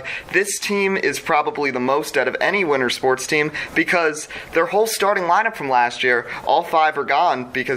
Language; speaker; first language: English; native; English